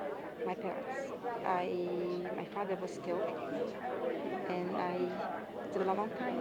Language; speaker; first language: English; non-native, fluent; Yiddish